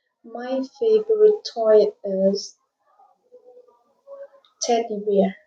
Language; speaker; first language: English; non-native, learner; Vietnamese